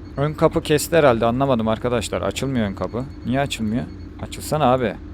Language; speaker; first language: Turkish; native; Turkish